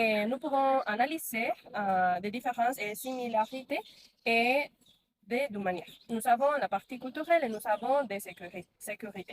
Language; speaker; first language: French; non-native, learner; Spanish